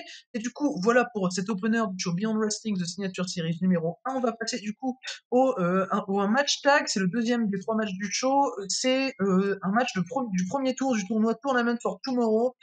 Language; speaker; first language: French; native; French